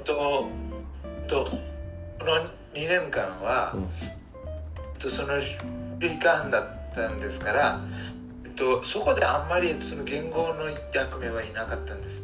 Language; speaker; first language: Japanese; non-native, learner; Bangla